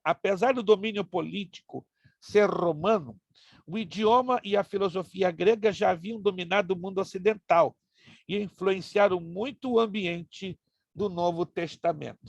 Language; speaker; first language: Portuguese; native; Portuguese